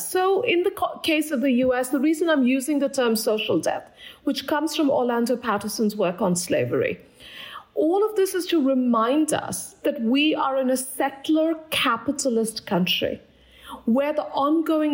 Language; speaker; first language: English; non-native, local second language; Bangla